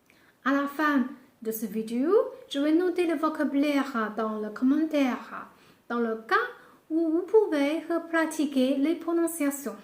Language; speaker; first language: French; non-native, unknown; Japanese